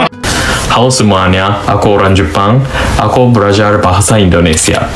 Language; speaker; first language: Indonesian; non-native, learner; Japanese